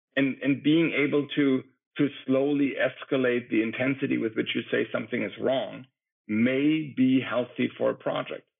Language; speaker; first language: English; non-native, fluent; German